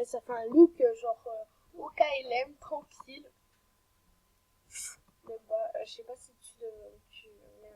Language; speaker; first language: French; native; French